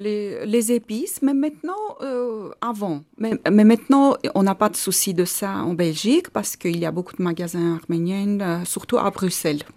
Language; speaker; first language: French; non-native, fluent; Armenian